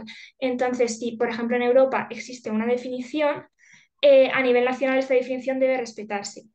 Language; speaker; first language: Spanish; native; Spanish